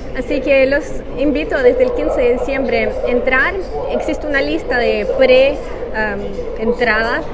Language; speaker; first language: Spanish; non-native, fluent; Russian